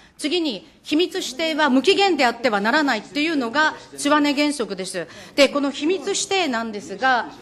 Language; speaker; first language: Japanese; native; Japanese